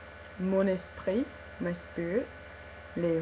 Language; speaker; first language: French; non-native, learner; English